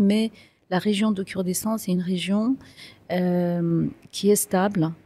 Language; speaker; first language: French; non-native, fluent; Kurdish